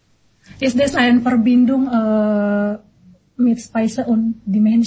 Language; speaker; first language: German; non-native, learner; Indonesian